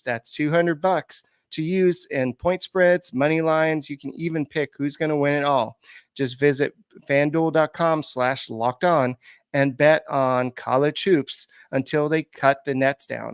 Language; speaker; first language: English; native; English